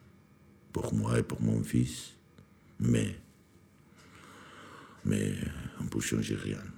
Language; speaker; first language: French; non-native, learner; Georgian